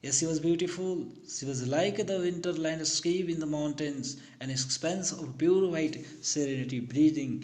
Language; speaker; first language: English; non-native, local second language; Hindi